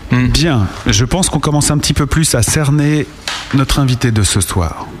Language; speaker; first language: French; native; French